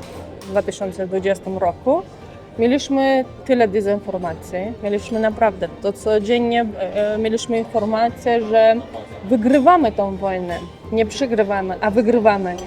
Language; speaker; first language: Polish; non-native, fluent; Armenian